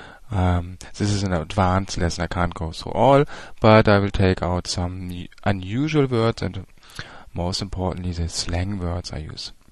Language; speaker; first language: English; non-native, fluent; German